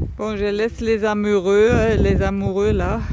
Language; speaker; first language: French; non-native, fluent; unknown